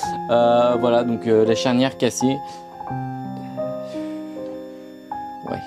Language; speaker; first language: French; native; French